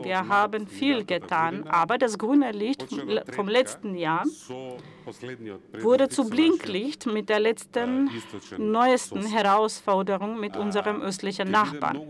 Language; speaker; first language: German; non-native, fluent; Macedonian